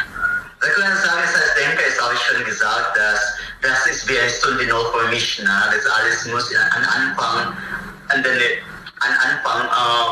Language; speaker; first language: German; non-native, learner; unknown